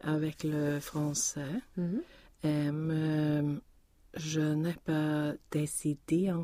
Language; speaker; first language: French; non-native, learner; Swedish